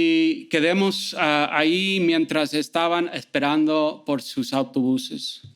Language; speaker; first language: Spanish; early bilingual, heritage; Spanish